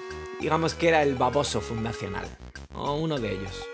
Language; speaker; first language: Spanish; native; Spanish